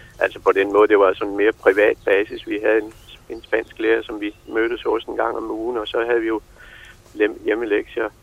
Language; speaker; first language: Danish; native; Danish